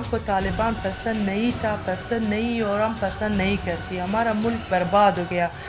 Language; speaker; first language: Hindi; non-native, learner; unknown